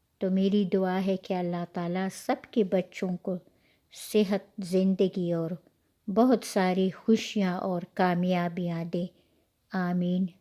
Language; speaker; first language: Urdu; non-native, local second language; Pashto